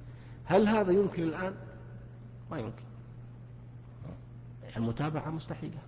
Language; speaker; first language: Arabic; native; Arabic